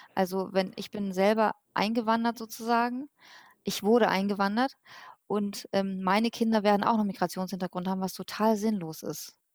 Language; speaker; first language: German; early bilingual, other home language; Persian